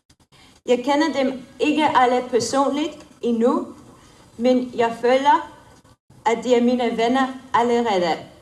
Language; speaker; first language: Danish; non-native, learner; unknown